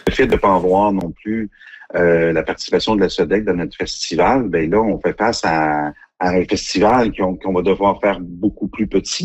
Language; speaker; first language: French; native; French